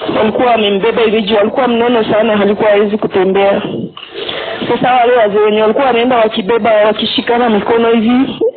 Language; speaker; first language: Swahili; non-native, local second language; Kinyarwanda